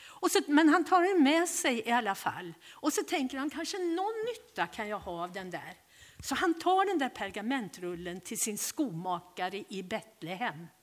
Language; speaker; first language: Swedish; native; Swedish